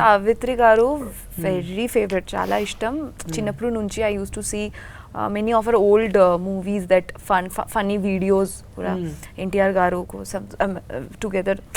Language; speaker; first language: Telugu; non-native, learner; Bangla